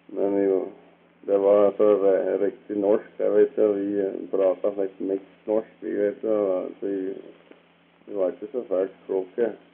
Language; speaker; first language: Norwegian; early bilingual, heritage; Norwegian